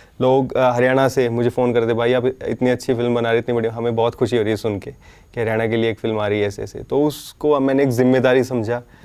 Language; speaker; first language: Hindi; native; Hindi